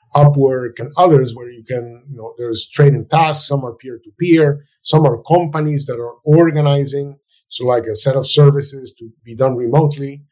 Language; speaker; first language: English; non-native, fluent; Spanish